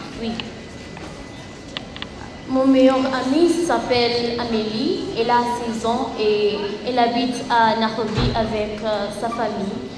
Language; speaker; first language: French; non-native, learner; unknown